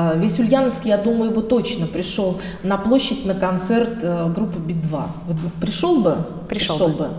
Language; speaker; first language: Russian; native; Russian